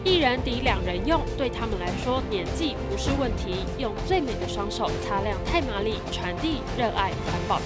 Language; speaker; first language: Chinese; native; Chinese